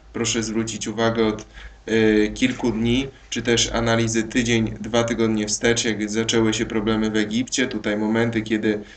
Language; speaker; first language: Polish; native; Polish